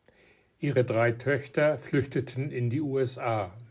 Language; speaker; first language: German; native; German